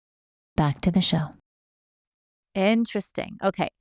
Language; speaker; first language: English; native; English